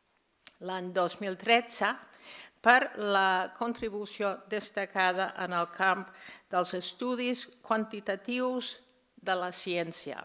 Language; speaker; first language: Catalan; non-native, fluent; English